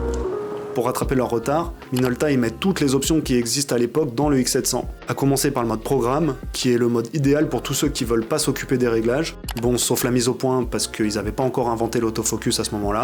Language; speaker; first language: French; native; French